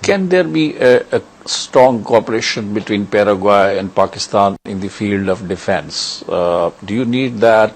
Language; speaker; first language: English; non-native, local second language; Urdu